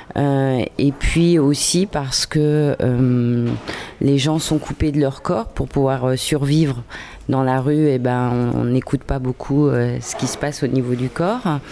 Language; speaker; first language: French; native; French